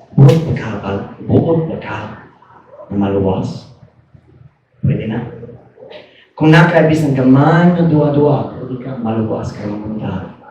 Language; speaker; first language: Cebuano; non-native, fluent; English